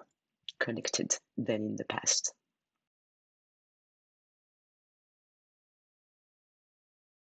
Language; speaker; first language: English; non-native, fluent; French